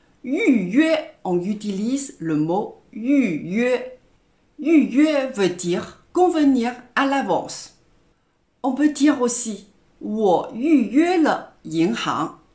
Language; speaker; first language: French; non-native, fluent; Chinese